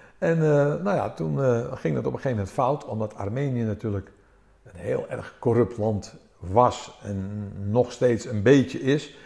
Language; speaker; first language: Dutch; early bilingual, other home language; Armenian